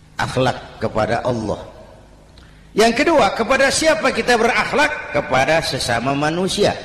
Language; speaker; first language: Indonesian; native; Indonesian